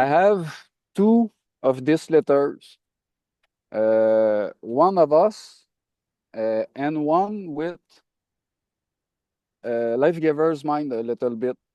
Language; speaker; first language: English; non-native, learner; French